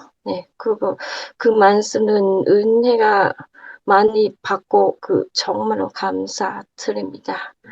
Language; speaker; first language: Korean; non-native, learner; Thai